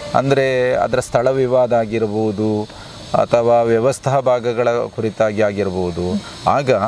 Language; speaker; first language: Kannada; non-native, local second language; Malayalam